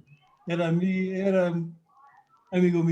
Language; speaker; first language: Spanish; non-native, fluent; English